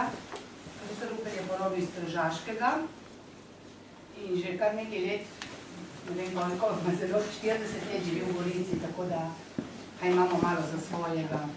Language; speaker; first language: Slovenian; native; Slovenian